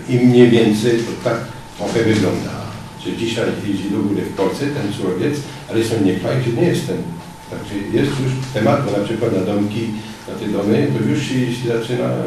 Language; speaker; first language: Polish; non-native, learner; French